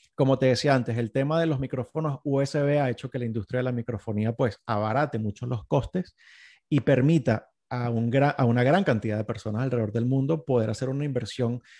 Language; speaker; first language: Spanish; native; Spanish